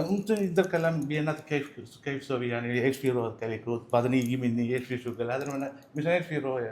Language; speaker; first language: Arabic; non-native, learner; Malayalam